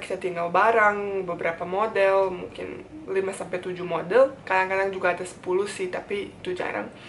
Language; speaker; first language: Indonesian; non-native, fluent; Bosnian